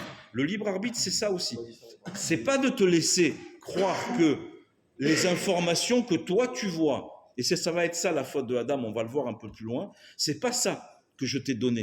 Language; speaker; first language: French; native; French